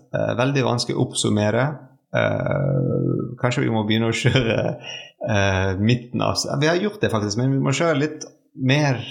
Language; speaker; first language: Norwegian; non-native, fluent; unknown